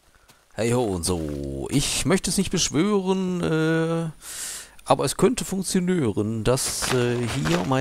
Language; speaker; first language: German; native; German